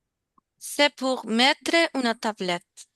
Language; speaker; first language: French; non-native, learner; Spanish